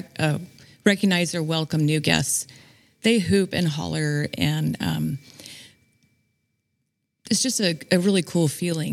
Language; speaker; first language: English; native; English